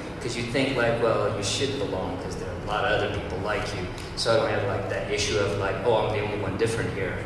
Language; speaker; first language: English; early bilingual, other home language; Romanian